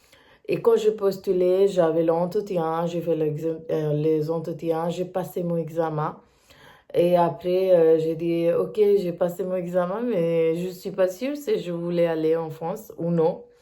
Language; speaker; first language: French; non-native, learner; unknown